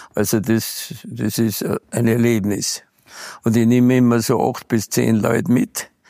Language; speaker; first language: German; native; German